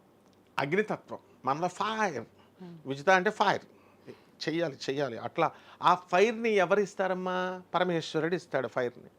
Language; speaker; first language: Telugu; native; Telugu